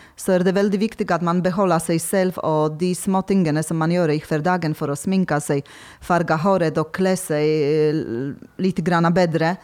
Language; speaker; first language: Norwegian; non-native, fluent; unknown